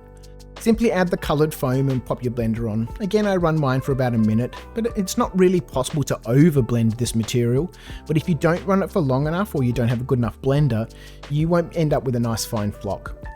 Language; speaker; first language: English; native; English